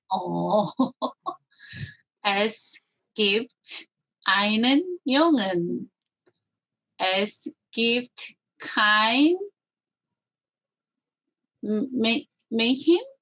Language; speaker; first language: German; non-native, learner; Korean